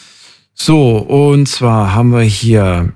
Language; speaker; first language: German; native; German